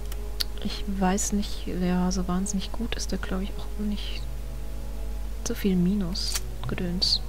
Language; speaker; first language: German; native; German